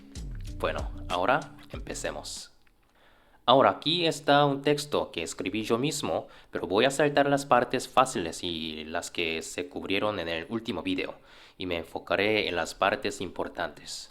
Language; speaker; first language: Spanish; non-native, fluent; Korean